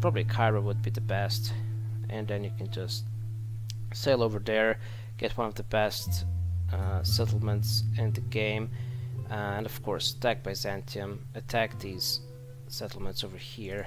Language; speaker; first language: English; non-native, fluent; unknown